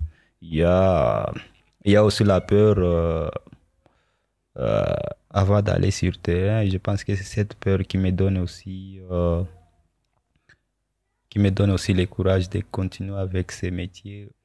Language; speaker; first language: French; non-native, local second language; Swahili